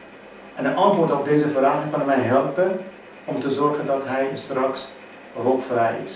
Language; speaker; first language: Dutch; non-native, fluent; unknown